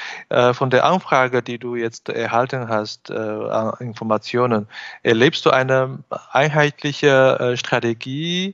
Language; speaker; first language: German; non-native, fluent; Chinese